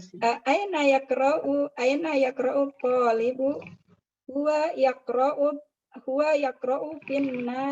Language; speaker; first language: Arabic; non-native, learner; Indonesian